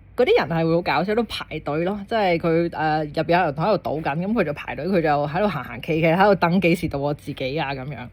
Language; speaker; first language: Cantonese; native; Cantonese